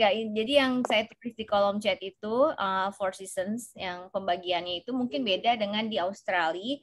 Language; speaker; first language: Indonesian; native; Indonesian